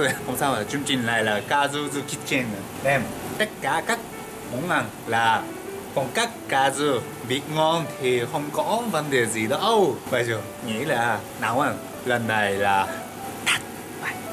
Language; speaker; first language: Vietnamese; non-native, learner; Japanese